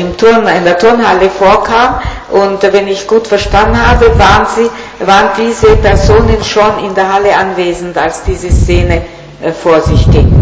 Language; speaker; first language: German; non-native, fluent; Italian